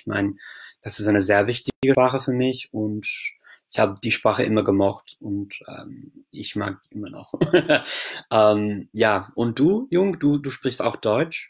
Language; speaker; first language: German; non-native, fluent; English